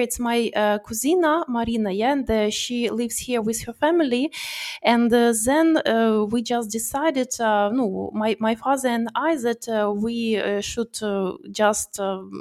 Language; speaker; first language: English; non-native, learner; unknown